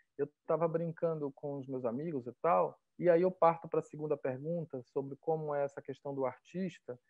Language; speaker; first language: Portuguese; native; Portuguese